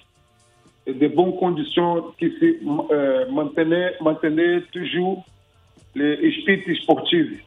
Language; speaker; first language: French; non-native, learner; Portuguese